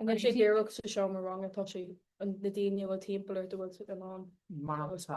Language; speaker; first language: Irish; non-native, learner; Armenian